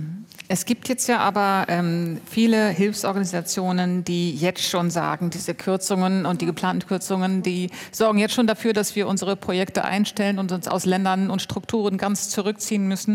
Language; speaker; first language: German; native; German